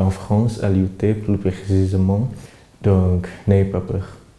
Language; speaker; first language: French; non-native, learner; Indonesian